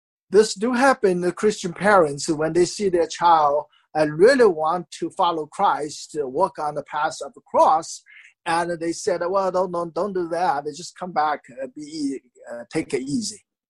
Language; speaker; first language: English; non-native, fluent; Chinese